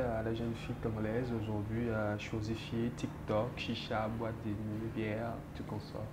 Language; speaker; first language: French; non-native, local second language; Lingala